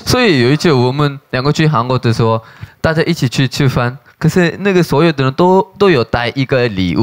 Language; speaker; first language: Chinese; non-native, fluent; Korean